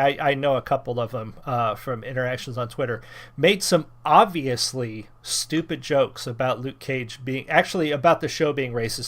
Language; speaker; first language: English; native; English